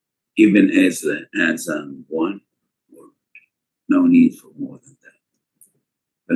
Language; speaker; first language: English; non-native, fluent; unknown